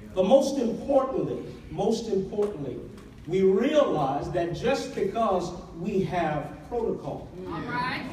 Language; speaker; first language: English; native; English